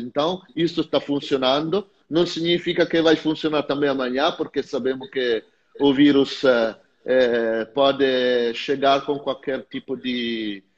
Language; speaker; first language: Portuguese; non-native, fluent; Italian